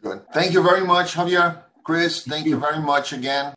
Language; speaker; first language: English; non-native, fluent; Portuguese